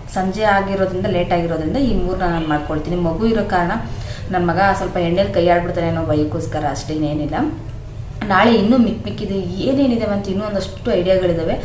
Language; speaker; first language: Kannada; native; Kannada